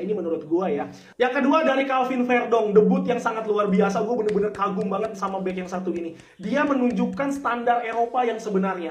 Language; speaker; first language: Indonesian; native; Indonesian